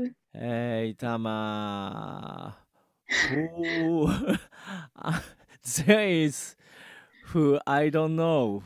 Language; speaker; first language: English; non-native, learner; Japanese